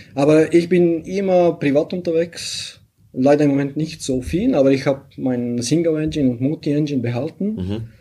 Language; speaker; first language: German; non-native, fluent; Bulgarian